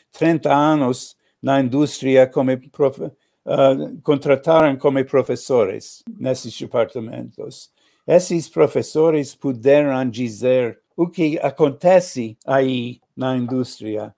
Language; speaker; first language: Portuguese; non-native, learner; English